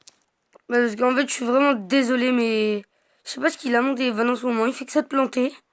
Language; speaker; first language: French; native; French